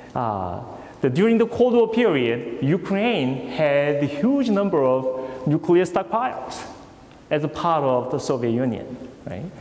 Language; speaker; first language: English; non-native, fluent; Korean